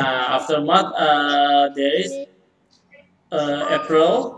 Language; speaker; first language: English; non-native, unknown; Indonesian